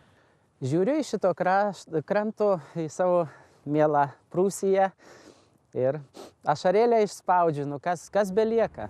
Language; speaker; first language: Lithuanian; early bilingual, heritage; Lithuanian